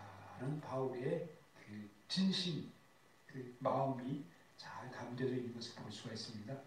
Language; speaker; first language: Korean; native; Korean